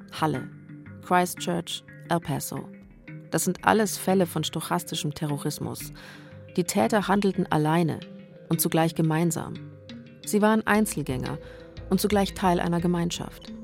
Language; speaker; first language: German; native; German